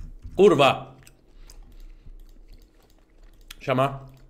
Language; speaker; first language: Polish; native; Polish